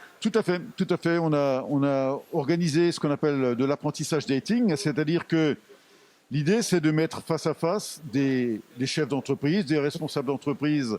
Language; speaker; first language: French; native; French